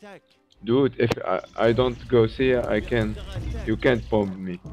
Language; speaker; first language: English; non-native, learner; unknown